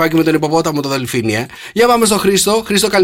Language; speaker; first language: Greek; native; Greek